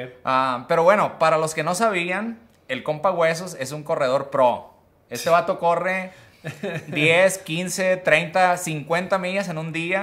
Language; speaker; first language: Spanish; native; Spanish